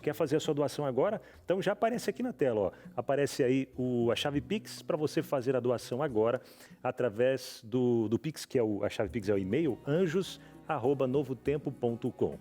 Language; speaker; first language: Portuguese; native; Portuguese